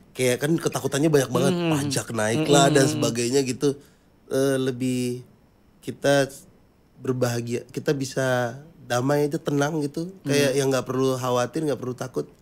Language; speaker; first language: Indonesian; native; Indonesian